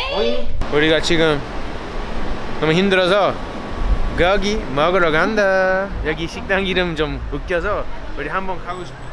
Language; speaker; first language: Korean; non-native, learner; English